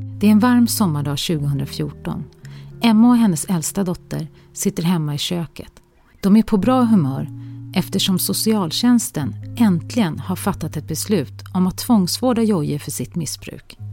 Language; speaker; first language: Swedish; native; Swedish